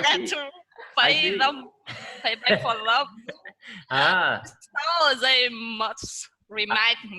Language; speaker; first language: English; non-native, learner; Vietnamese